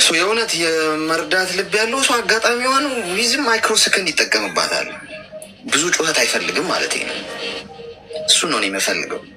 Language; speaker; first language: Amharic; native; Amharic